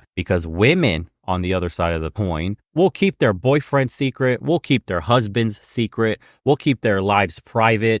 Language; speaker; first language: English; native; English